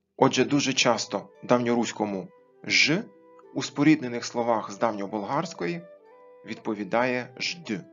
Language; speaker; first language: Ukrainian; native; Ukrainian